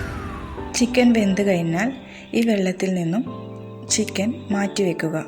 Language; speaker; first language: Malayalam; native; Malayalam